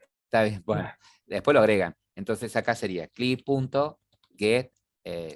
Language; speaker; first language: Spanish; native; Spanish